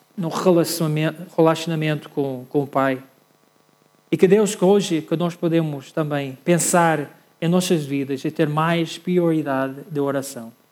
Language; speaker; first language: Portuguese; non-native, learner; English